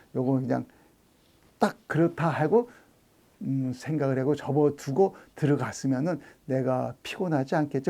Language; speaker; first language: Korean; native; Korean